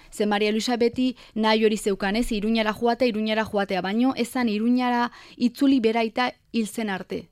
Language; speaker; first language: Basque; native; Basque